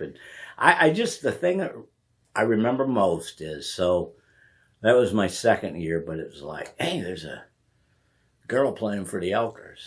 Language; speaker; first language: English; native; English